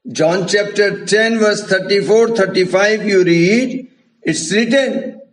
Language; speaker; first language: English; non-native, local second language; Hindi